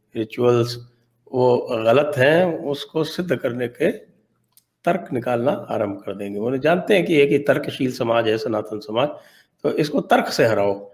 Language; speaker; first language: Hindi; native; Hindi